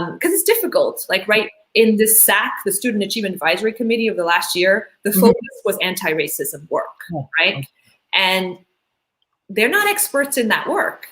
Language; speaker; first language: English; early bilingual, other home language; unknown